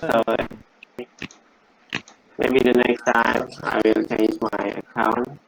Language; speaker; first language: English; non-native, learner; Indonesian